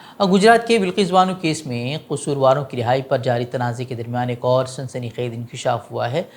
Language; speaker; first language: Urdu; non-native, local second language; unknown